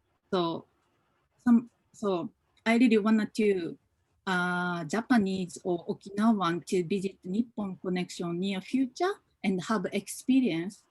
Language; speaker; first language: English; non-native, fluent; Japanese